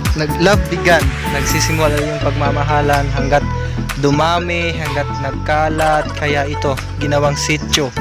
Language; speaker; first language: Filipino; non-native, local second language; Cebuano